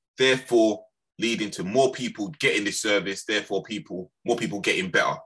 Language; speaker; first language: English; native; English